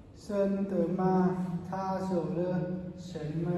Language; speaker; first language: Chinese; non-native, learner; Thai